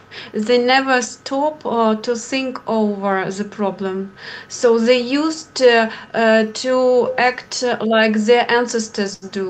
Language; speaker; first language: English; non-native, fluent; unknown